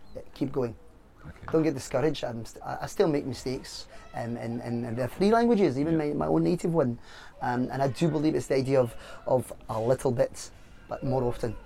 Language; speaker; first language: English; non-native, fluent; French